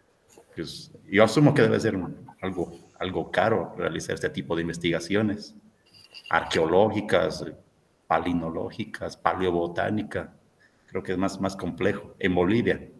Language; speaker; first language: Spanish; native; Spanish